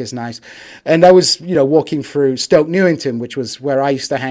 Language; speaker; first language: English; native; English